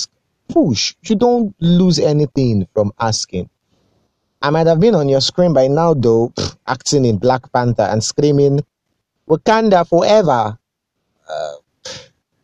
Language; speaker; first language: English; non-native, local second language; Yoruba